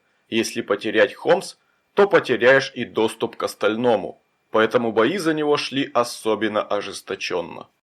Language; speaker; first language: Russian; native; Russian